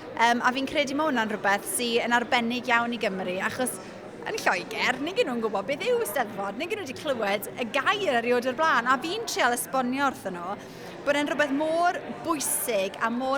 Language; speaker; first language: Welsh; native; Welsh